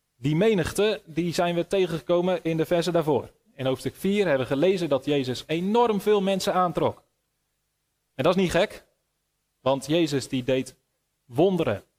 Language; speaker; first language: Dutch; native; Dutch